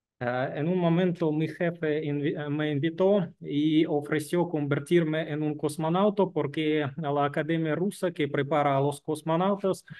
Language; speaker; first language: Spanish; non-native, learner; Russian